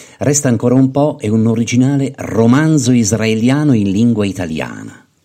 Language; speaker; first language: Italian; native; Italian